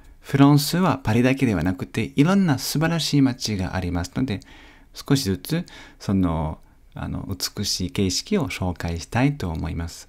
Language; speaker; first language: Japanese; non-native, fluent; French